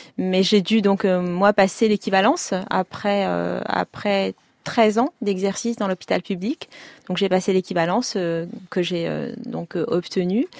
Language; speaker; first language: French; non-native, local second language; Arabic